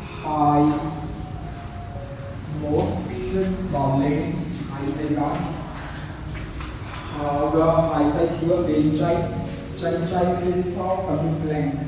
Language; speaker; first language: Vietnamese; non-native, learner; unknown